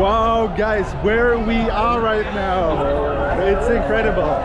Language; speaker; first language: English; non-native, fluent; Turkish